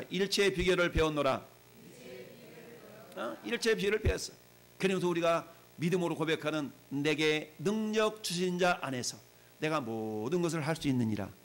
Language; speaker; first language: Korean; native; Korean